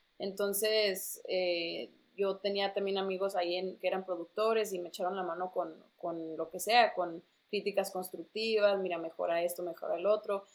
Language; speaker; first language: Spanish; early bilingual, other home language; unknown